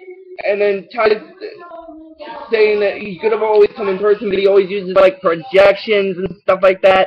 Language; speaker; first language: English; native; English